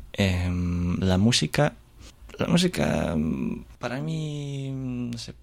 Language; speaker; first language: Spanish; non-native, fluent; Russian